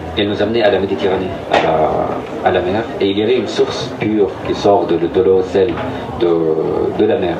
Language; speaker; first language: French; non-native, fluent; Arabic